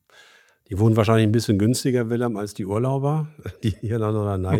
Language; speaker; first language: German; native; German